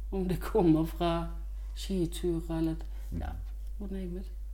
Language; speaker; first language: Norwegian; non-native, fluent; Danish